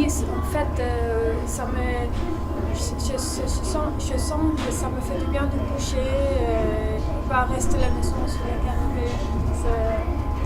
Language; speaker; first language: French; non-native, learner; Danish